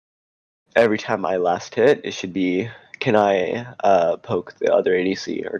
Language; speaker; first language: English; native; English